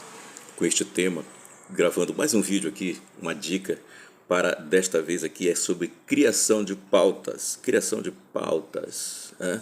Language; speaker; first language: Portuguese; native; Portuguese